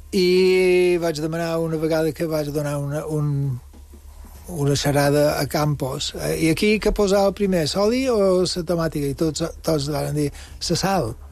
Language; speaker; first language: Catalan; non-native, local second language; English